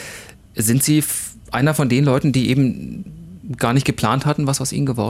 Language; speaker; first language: German; native; German